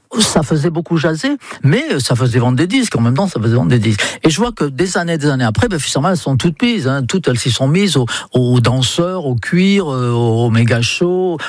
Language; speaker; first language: French; non-native, fluent; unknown